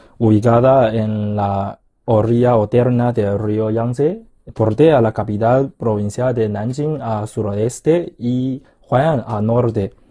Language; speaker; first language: Spanish; non-native, fluent; Chinese